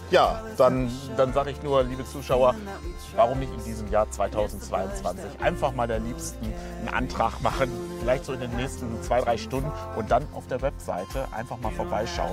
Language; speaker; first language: German; native; German